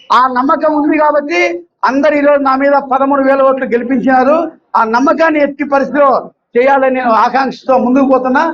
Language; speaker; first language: Telugu; native; Telugu